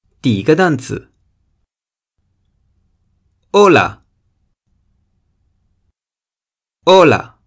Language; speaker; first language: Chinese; non-native, fluent; Spanish